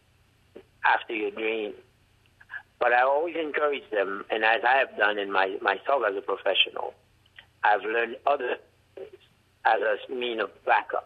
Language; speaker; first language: English; non-native, fluent; Haitian Creole